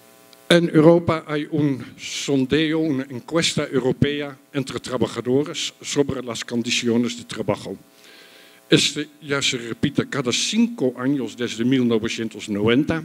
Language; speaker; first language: Spanish; non-native, fluent; Dutch